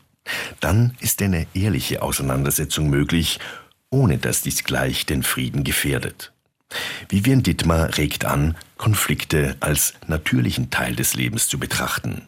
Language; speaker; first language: German; native; German